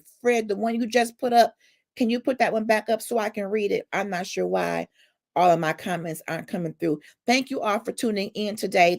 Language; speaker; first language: English; native; English